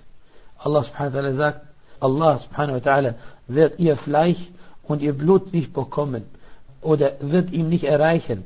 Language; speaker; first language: German; non-native, fluent; Arabic